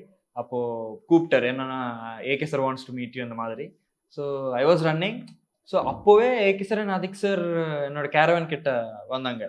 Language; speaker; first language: Tamil; non-native, learner; Telugu